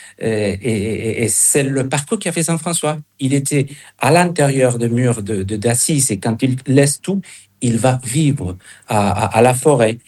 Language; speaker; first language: French; non-native, fluent; Spanish